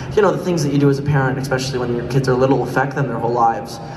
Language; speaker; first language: English; native; English